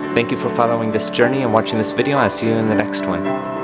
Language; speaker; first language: English; native; English